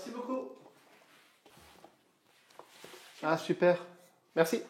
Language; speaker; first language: French; native; French